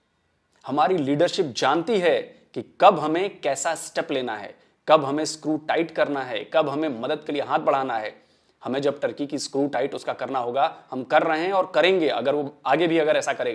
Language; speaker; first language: Hindi; native; Hindi